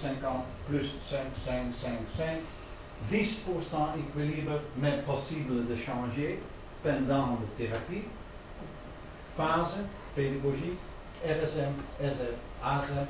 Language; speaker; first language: French; non-native, learner; Dutch